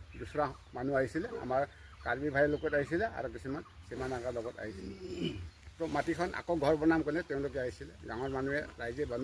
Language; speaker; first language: Assamese; non-native, local second language; Bodo